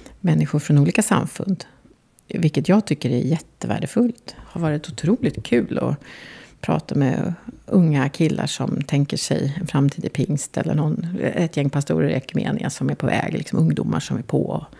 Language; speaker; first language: Swedish; native; Swedish